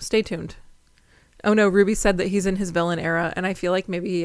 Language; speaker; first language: English; native; English